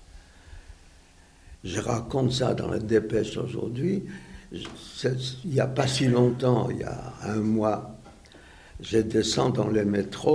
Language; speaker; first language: French; non-native, fluent; Yiddish